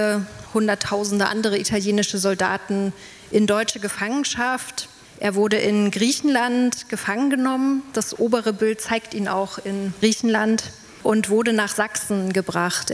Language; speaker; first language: German; native; German